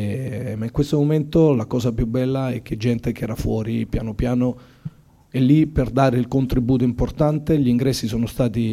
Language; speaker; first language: Italian; native; Italian